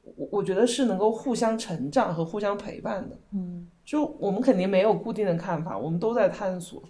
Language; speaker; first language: Chinese; native; Chinese